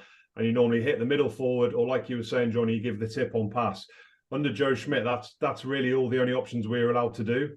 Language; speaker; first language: English; native; English